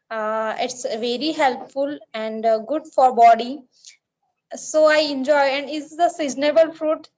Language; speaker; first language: English; non-native, learner; Marathi